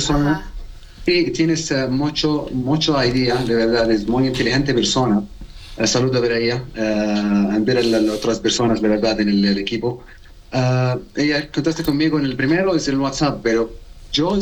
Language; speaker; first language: Spanish; non-native, learner; Arabic